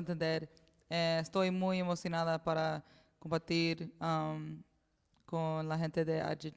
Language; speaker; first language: Spanish; early bilingual, heritage; English